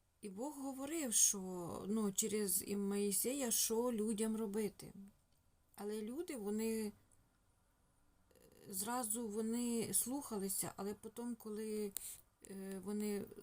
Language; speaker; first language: Ukrainian; non-native, local second language; Russian